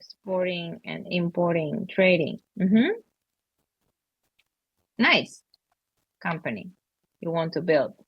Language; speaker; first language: English; non-native, learner; Japanese